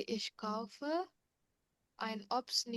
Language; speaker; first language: German; non-native, learner; Indonesian